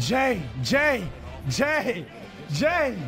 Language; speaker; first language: English; native; English